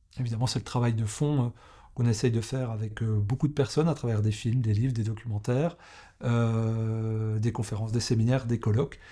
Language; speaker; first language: French; native; French